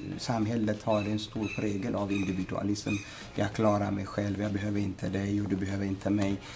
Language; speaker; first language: Swedish; non-native, fluent; Amharic